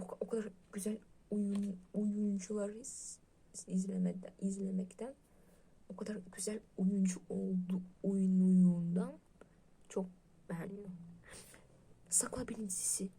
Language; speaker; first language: Turkish; non-native, learner; Russian